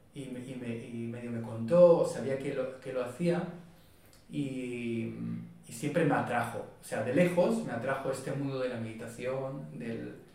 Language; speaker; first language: Spanish; non-native, fluent; Hebrew